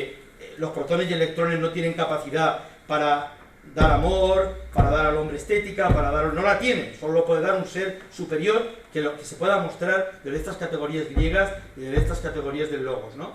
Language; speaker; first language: Spanish; native; Spanish